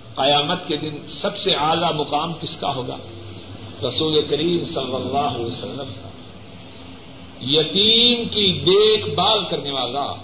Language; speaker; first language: Urdu; non-native, local second language; Punjabi